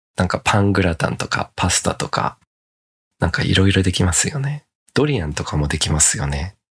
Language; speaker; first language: Japanese; native; Japanese